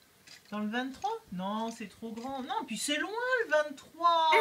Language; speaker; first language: French; native; French